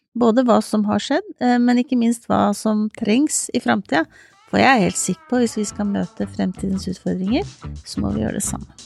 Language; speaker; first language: Norwegian; native; Norwegian